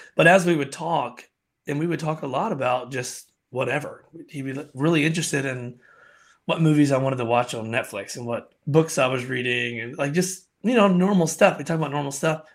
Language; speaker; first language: English; native; English